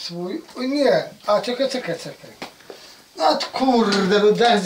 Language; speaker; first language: Polish; non-native, local second language; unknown